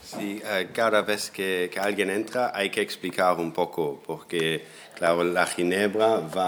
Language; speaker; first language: Spanish; non-native, fluent; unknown